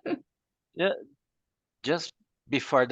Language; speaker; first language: English; non-native, fluent; Portuguese